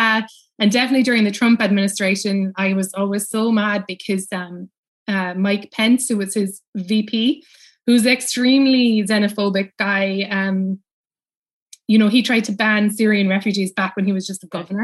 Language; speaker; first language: English; native; English